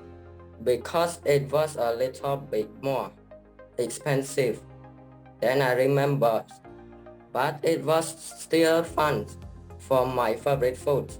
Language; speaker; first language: English; non-native, learner; Khmer